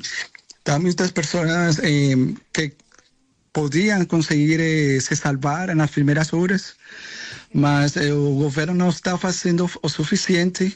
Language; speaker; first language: Portuguese; non-native, learner; Spanish